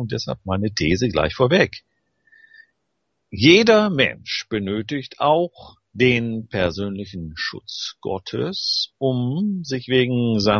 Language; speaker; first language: German; native; German